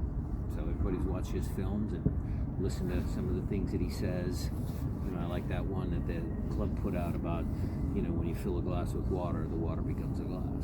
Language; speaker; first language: English; native; English